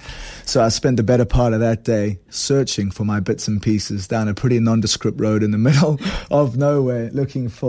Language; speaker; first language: English; native; English